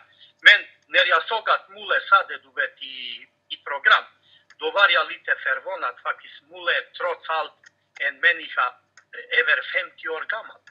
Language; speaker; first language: Swedish; non-native, fluent; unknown